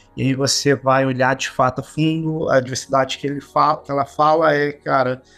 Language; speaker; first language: Portuguese; native; Portuguese